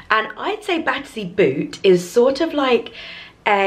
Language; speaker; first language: English; native; English